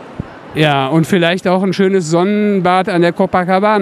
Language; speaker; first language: German; native; German